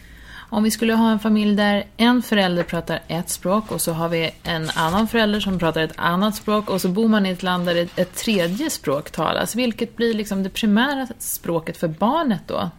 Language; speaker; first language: Swedish; native; Swedish